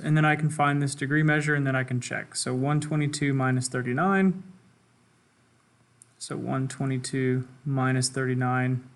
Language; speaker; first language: English; native; English